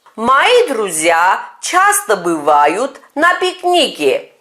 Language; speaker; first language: Russian; non-native, fluent; Turkish